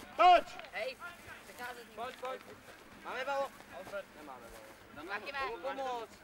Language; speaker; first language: Czech; non-native, fluent; French